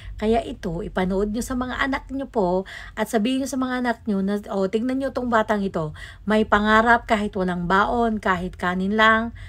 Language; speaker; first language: Filipino; non-native, local second language; Iloko